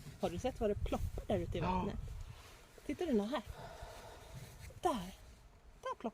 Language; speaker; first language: Swedish; native; Swedish